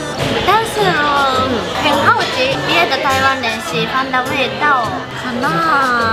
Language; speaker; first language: Chinese; non-native, fluent; Japanese